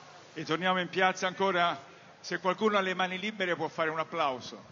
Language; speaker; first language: Italian; native; Italian